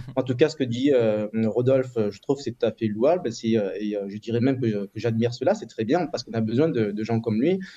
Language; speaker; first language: French; native; French